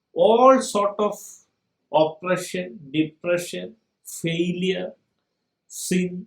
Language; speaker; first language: English; non-native, local second language; Malayalam